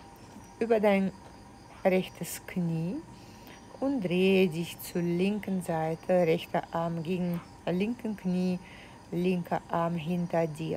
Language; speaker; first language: German; non-native, fluent; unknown